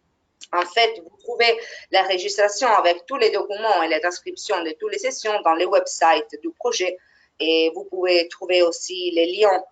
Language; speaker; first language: French; non-native, fluent; Italian